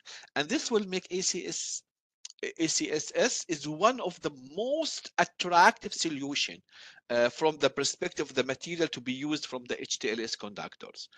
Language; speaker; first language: English; non-native, fluent; Arabic